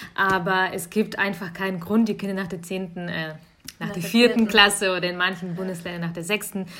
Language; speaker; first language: German; early bilingual, other home language; Russian